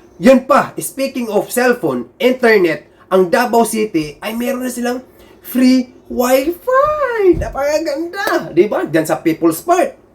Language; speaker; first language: Filipino; non-native, local second language; Cebuano